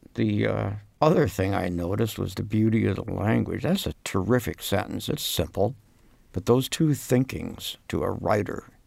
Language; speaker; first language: English; native; English